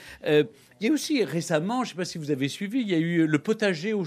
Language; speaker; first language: French; native; French